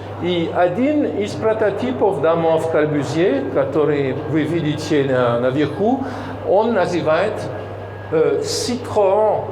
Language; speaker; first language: Russian; non-native, fluent; French